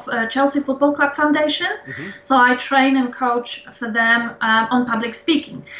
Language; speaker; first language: English; non-native, fluent; Polish